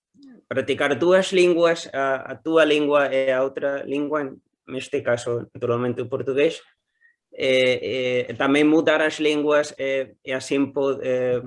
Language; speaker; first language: Portuguese; non-native, learner; Spanish